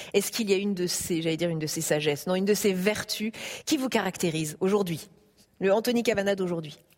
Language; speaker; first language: French; native; French